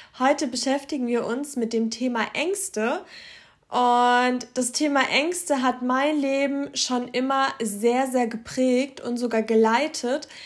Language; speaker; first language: German; early bilingual, other home language; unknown